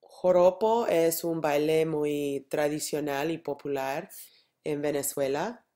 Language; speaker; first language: Spanish; non-native, learner; English